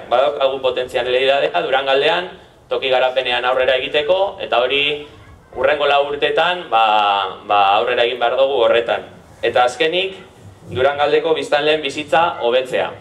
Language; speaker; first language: Basque; native; Basque